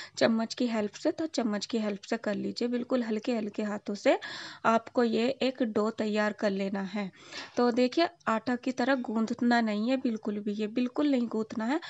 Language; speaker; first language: Hindi; native; Hindi